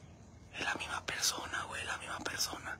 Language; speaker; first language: Spanish; native; Spanish